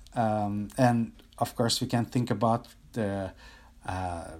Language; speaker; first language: English; non-native, fluent; Turkish